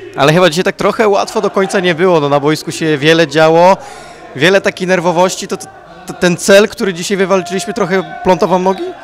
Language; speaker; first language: Polish; native; Polish